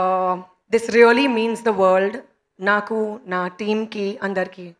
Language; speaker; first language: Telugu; non-native, local second language; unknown